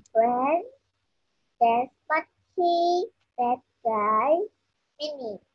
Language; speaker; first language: English; non-native, learner; Vietnamese